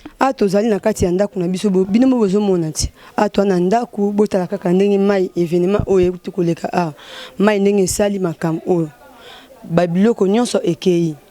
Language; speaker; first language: Lingala; native; Lingala